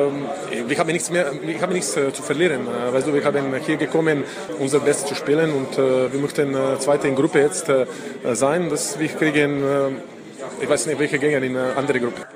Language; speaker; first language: German; non-native, learner; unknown